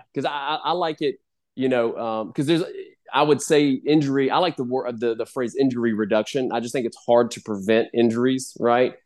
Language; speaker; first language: English; native; English